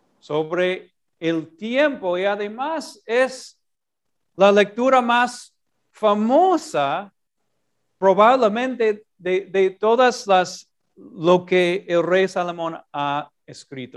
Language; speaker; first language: Spanish; non-native, fluent; English